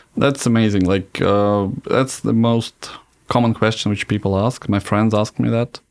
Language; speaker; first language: English; non-native, fluent; Russian